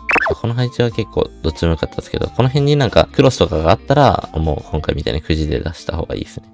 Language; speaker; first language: Japanese; native; Japanese